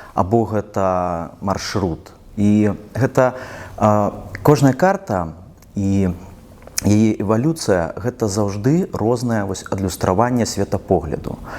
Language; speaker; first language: Belarusian; non-native, local second language; Russian